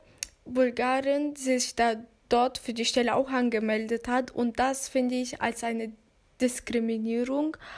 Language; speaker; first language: German; non-native, fluent; Turkish